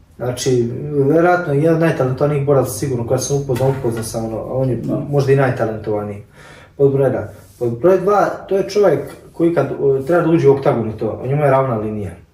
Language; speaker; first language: Serbian; early bilingual, heritage; Serbian